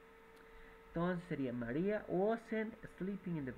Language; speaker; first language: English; non-native, fluent; Spanish